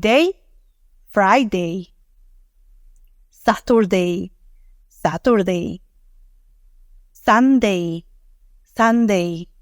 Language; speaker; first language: English; non-native, fluent; Spanish